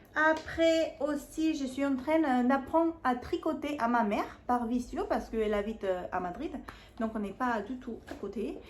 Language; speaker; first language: French; non-native, fluent; Spanish